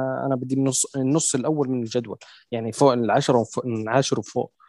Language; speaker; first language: Arabic; native; Arabic